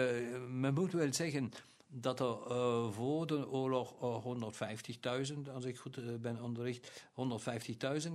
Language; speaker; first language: Dutch; non-native, local second language; German